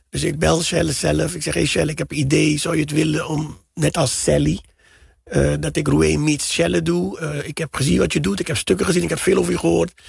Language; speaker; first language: Dutch; native; Dutch